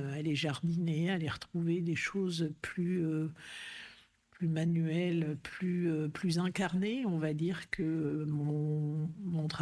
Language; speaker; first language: French; native; French